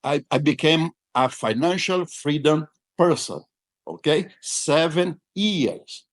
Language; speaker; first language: English; non-native, fluent; Portuguese